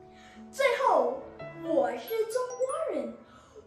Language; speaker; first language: Chinese; early bilingual, heritage; Chinese